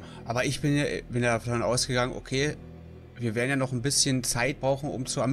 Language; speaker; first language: German; native; German